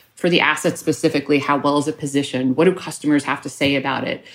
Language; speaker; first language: English; native; English